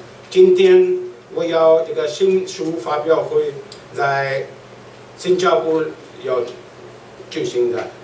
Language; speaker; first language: Chinese; non-native, learner; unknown